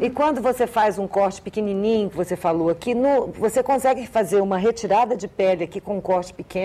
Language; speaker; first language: Portuguese; native; Portuguese